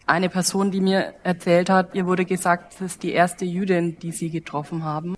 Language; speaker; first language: German; native; German